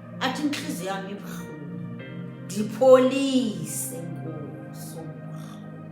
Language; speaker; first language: Xhosa; native; Xhosa